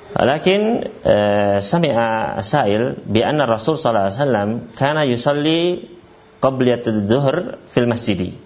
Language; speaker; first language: Arabic; non-native, fluent; Indonesian